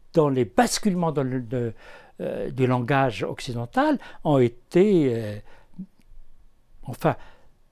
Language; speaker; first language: French; non-native, local second language; Arabic